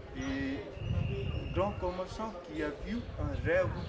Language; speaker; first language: French; non-native, learner; Hindi